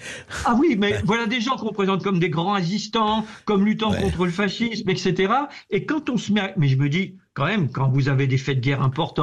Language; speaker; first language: French; native; French